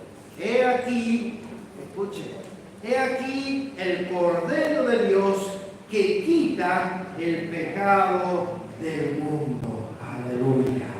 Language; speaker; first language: Spanish; native; Spanish